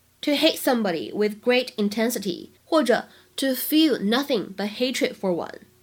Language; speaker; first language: English; non-native, fluent; Chinese